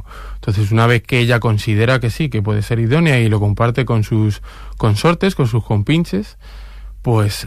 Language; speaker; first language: Spanish; native; Spanish